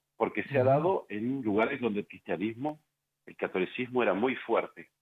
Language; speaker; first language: Spanish; native; Spanish